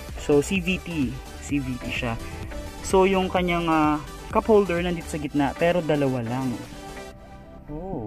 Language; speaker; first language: Filipino; native; Filipino